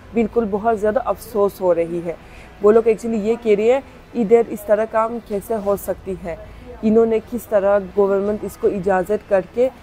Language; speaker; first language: Urdu; non-native, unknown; Turkish